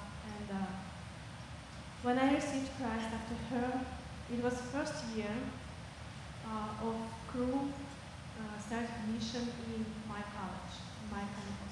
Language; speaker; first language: English; non-native, learner; Russian